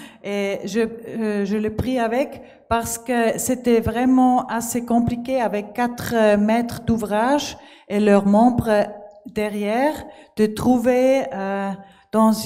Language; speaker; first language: French; non-native, learner; German